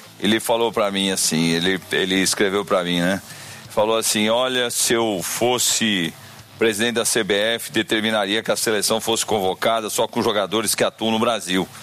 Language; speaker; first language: Portuguese; native; Portuguese